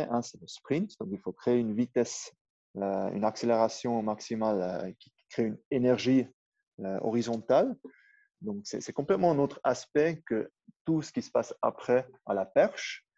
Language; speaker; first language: French; non-native, fluent; German